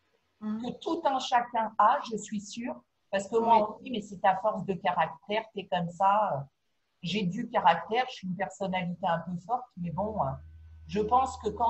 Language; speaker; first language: French; native; French